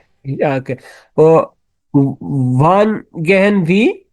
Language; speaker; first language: German; non-native, learner; Bangla